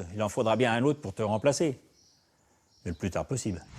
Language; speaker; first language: French; native; French